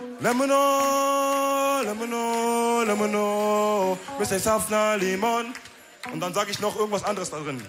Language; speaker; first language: German; early bilingual, other home language; Wolof